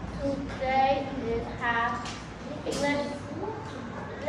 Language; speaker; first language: English; non-native, learner; Vietnamese